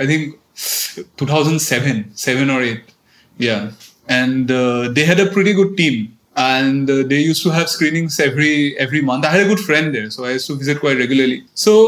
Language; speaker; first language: English; non-native, local second language; Assamese